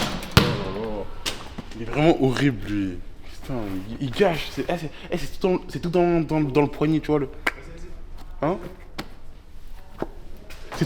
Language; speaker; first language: French; native; French